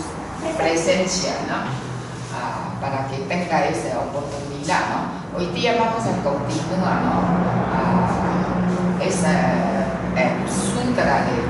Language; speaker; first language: Spanish; non-native, learner; Chinese